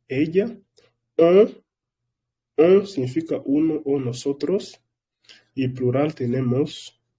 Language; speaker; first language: Spanish; non-native, fluent; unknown